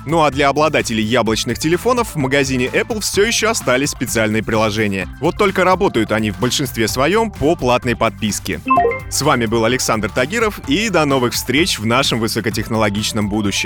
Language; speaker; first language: Russian; native; Russian